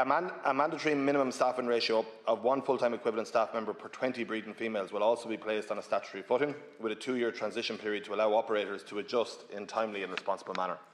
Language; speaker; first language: English; native; English